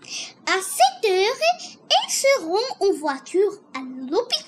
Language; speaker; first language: French; non-native, learner; Arabic